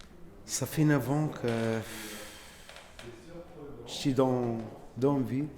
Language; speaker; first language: French; non-native, learner; Arabic